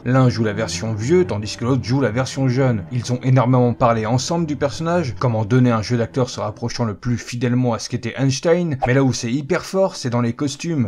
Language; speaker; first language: French; native; French